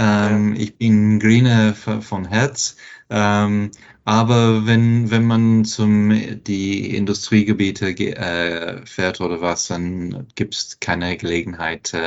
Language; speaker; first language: German; non-native, fluent; English